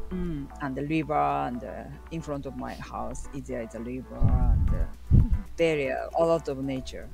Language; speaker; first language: English; non-native, learner; Japanese